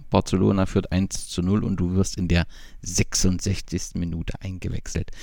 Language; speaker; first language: German; native; German